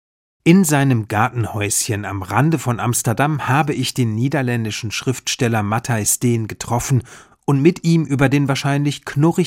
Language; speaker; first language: German; native; German